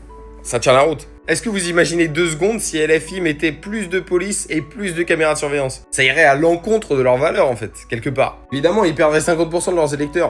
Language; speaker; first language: French; native; French